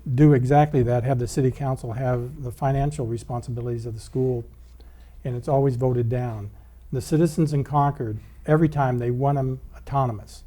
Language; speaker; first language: English; native; English